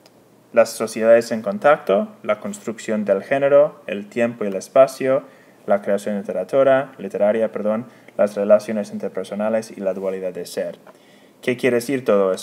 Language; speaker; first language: Spanish; non-native, fluent; English